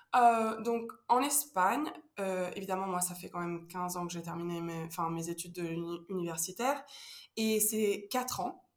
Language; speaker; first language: French; early bilingual, heritage; Spanish